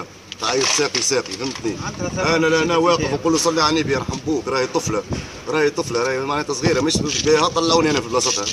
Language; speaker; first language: Arabic; native; Arabic